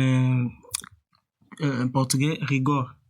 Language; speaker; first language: French; non-native, learner; Portuguese